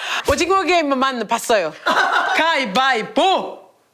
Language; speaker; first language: Korean; non-native, learner; English